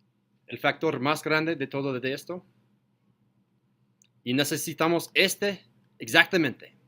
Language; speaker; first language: Spanish; non-native, learner; English